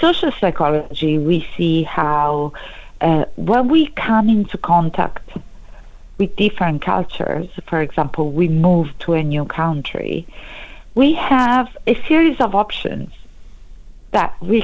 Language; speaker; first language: English; non-native, fluent; Italian